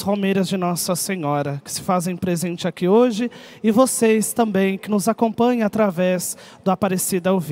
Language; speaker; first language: Portuguese; native; Portuguese